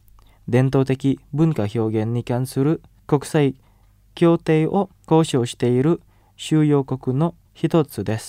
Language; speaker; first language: Japanese; non-native, fluent; Indonesian